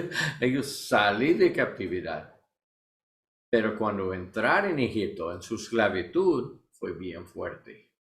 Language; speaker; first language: Spanish; non-native, learner; English